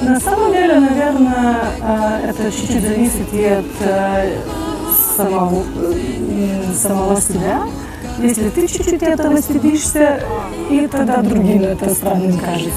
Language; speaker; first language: Russian; native; Russian